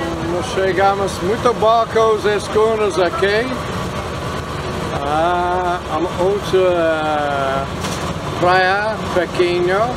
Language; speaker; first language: Portuguese; non-native, learner; English